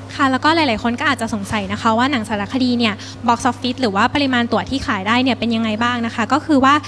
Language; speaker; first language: Thai; native; Thai